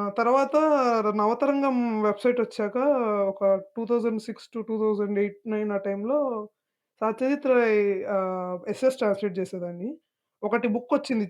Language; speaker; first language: Telugu; native; Telugu